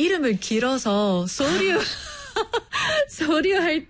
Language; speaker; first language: Korean; non-native, fluent; English